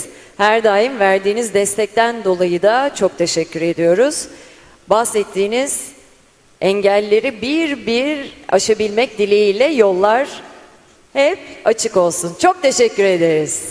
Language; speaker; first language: Turkish; native; Turkish